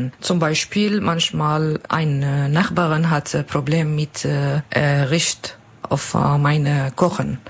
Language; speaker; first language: German; non-native, learner; Kurdish